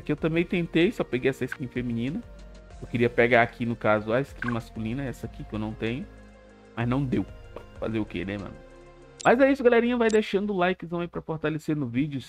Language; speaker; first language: Portuguese; native; Portuguese